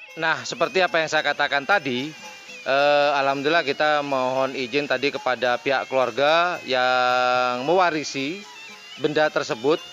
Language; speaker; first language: Indonesian; non-native, local second language; Madurese